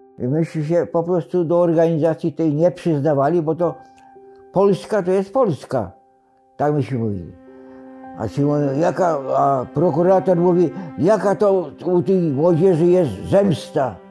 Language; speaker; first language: Polish; native; Polish